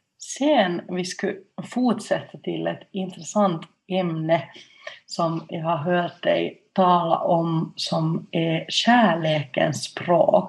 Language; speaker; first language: Swedish; non-native, local second language; Finnish